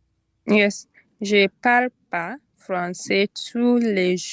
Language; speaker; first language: French; non-native, learner; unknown